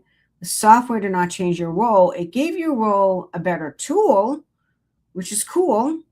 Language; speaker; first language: English; native; English